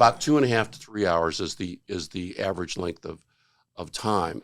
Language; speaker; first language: English; native; English